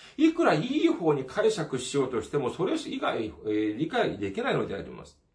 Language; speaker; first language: Japanese; non-native, fluent; Korean